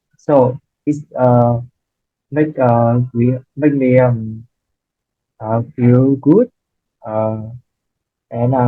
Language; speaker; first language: English; non-native, learner; Vietnamese